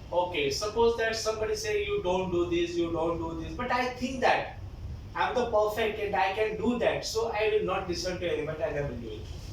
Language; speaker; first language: English; non-native, local second language; Marathi